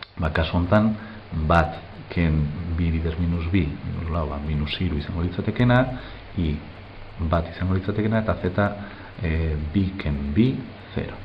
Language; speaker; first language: Basque; native; Basque